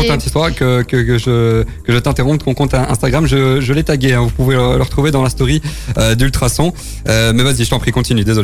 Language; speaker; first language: French; native; French